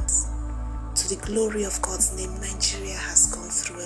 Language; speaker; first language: English; non-native, local second language; Igbo